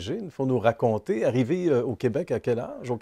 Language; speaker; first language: French; native; French